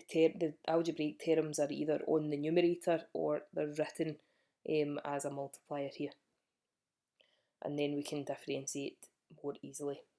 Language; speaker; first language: English; native; English